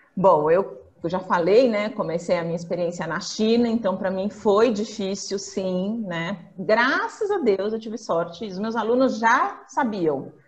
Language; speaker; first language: Portuguese; native; Portuguese